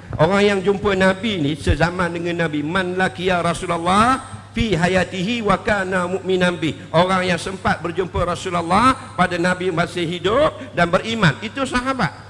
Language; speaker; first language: Malay; native; Malay